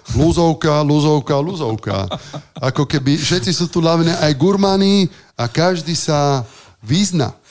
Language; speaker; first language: Slovak; non-native, fluent; Italian